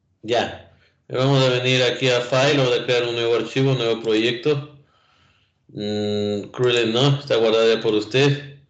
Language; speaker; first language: Spanish; native; Spanish